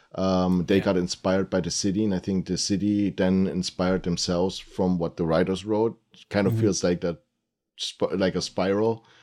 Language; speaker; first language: English; early bilingual, other home language; German